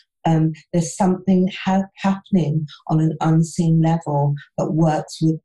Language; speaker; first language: English; native; English